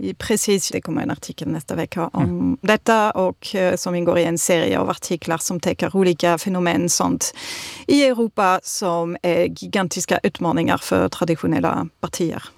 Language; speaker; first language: Swedish; non-native, fluent; French